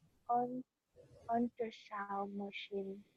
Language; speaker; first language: English; non-native, learner; Vietnamese